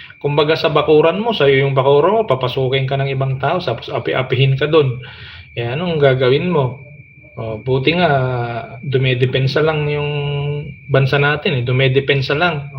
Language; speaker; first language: Filipino; non-native, local second language; Iloko